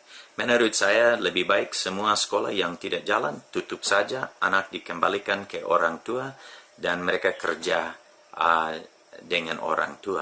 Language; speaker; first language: Indonesian; non-native, fluent; English